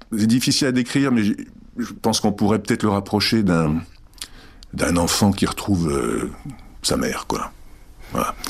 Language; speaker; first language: French; early bilingual, other home language; Czech